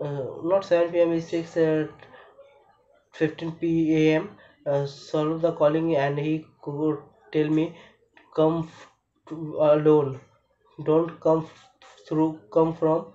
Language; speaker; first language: English; non-native, learner; Bangla